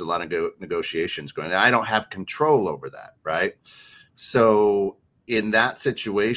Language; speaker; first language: English; native; English